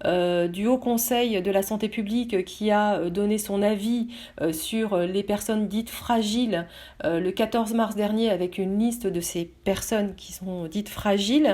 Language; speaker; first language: French; native; French